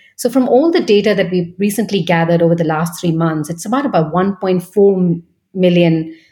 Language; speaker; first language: English; non-native, local second language; Bangla